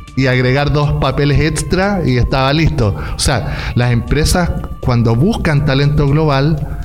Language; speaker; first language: Spanish; native; Spanish